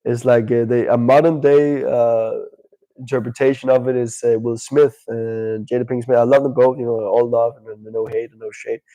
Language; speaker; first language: English; non-native, fluent; Danish